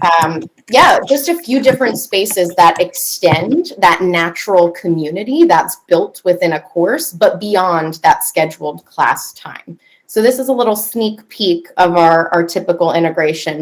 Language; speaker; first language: English; native; English